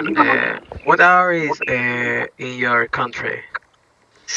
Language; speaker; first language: English; non-native, learner; Spanish